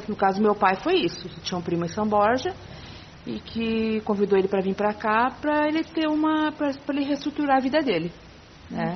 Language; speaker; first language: Portuguese; early bilingual, heritage; Portuguese